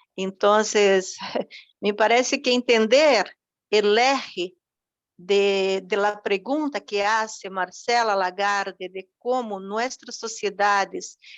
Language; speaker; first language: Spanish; non-native, fluent; Portuguese